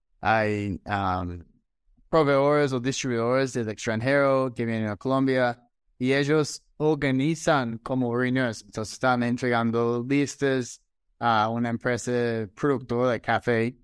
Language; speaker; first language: Spanish; non-native, fluent; English